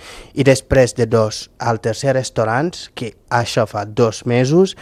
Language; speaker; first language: Catalan; non-native, local second language; Fula